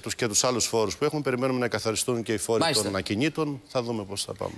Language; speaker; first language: Greek; native; Greek